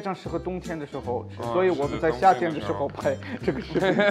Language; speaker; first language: Chinese; non-native, fluent; German